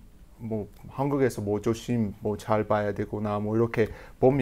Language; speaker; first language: Korean; non-native, fluent; English